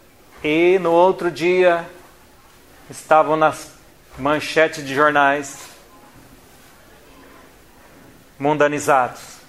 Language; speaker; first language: Portuguese; native; Portuguese